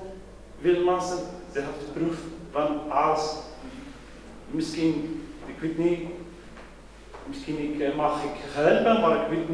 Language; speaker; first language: Dutch; non-native, learner; Arabic